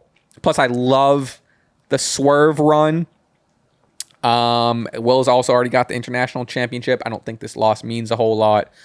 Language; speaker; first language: English; native; English